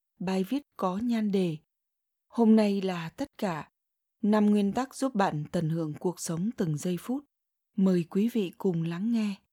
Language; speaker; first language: Vietnamese; native; Vietnamese